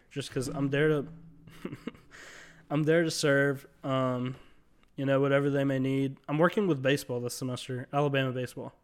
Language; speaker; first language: English; native; English